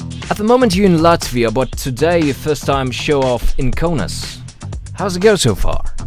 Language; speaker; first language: English; non-native, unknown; Lithuanian